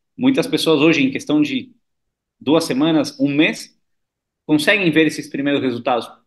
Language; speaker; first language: Portuguese; non-native, fluent; Spanish